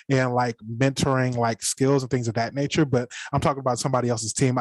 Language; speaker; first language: English; native; English